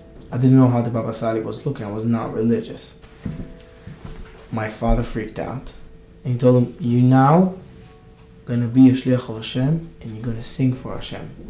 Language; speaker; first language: English; non-native, fluent; Hebrew